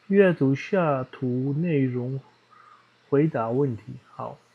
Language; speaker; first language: Chinese; non-native, learner; Dutch